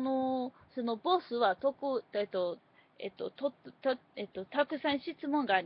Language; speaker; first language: Japanese; non-native, learner; English